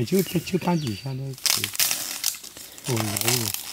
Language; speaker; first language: Chinese; native; Chinese